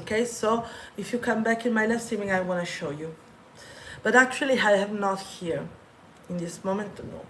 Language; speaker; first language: English; non-native, fluent; Italian